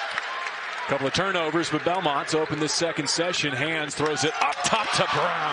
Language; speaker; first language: English; native; English